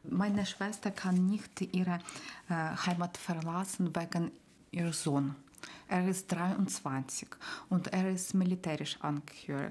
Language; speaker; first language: German; non-native, learner; Ukrainian